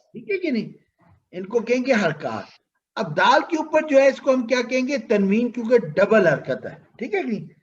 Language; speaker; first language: Urdu; native; Urdu